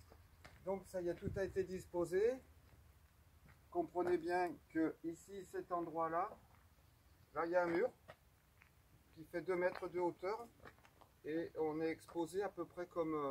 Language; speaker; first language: French; native; French